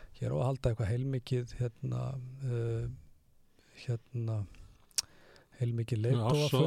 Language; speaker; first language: Icelandic; native; Icelandic